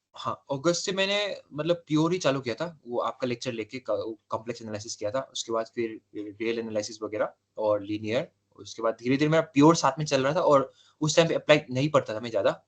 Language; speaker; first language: Hindi; non-native, local second language; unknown